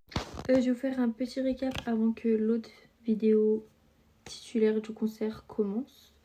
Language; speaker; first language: French; native; French